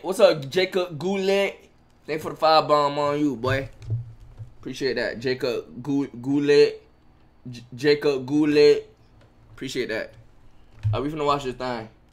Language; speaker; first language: English; native; English